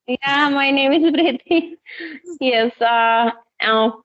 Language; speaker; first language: English; non-native, local second language; Hindi